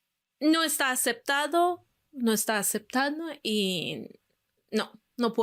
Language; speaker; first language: Spanish; non-native, fluent; Persian